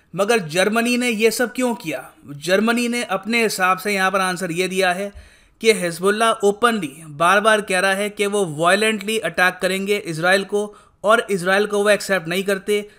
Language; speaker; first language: Hindi; native; Hindi